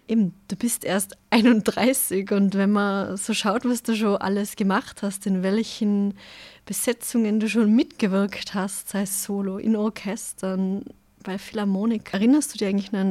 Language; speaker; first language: German; native; German